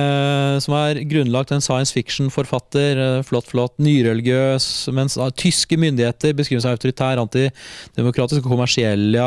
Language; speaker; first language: Norwegian; native; Norwegian